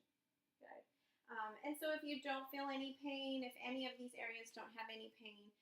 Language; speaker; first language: English; native; English